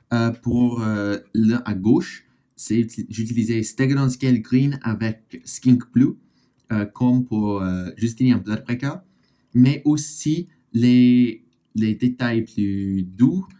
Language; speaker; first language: French; non-native, fluent; English